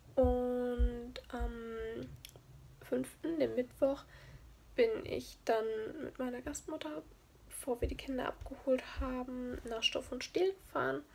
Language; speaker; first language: German; native; German